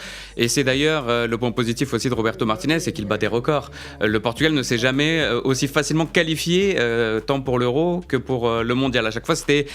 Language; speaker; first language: French; native; French